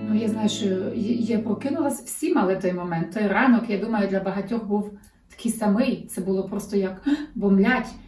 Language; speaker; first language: Ukrainian; early bilingual, heritage; Ukrainian